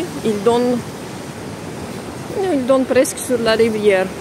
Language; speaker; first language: French; non-native, fluent; Russian